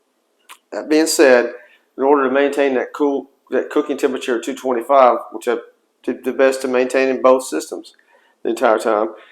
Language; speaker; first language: English; native; English